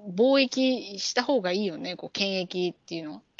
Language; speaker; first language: Japanese; native; Japanese